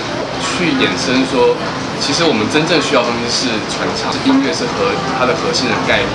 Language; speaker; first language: Chinese; native; Chinese